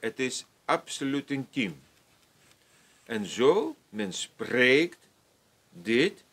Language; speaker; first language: Dutch; non-native, fluent; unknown